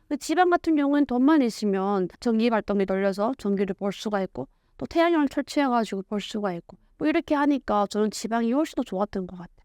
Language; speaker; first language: Korean; native; Korean